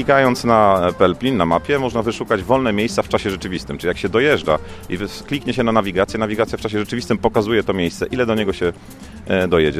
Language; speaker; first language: Polish; native; Polish